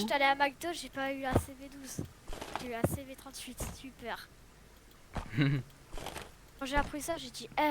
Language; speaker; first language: French; native; French